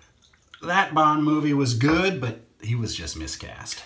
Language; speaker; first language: English; native; English